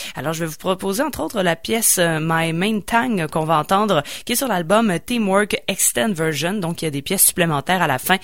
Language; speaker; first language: French; native; French